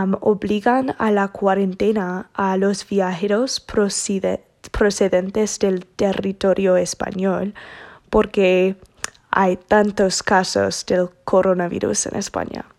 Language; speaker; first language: Spanish; non-native, learner; English